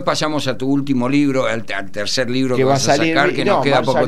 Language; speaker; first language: Spanish; native; Spanish